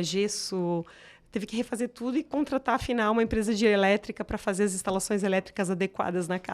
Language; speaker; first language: Portuguese; native; Portuguese